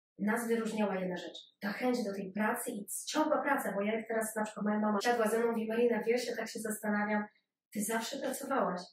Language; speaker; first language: Polish; early bilingual, other home language; Ukrainian